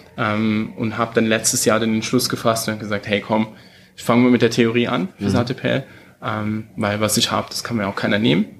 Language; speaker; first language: German; early bilingual, heritage; German